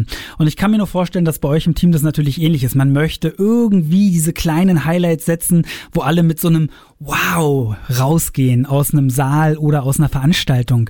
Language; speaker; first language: German; native; German